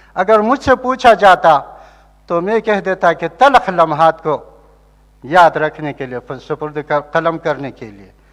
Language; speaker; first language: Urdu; non-native, local second language; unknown